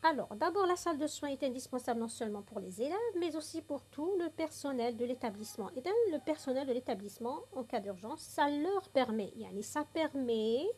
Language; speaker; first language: French; non-native, local second language; Arabic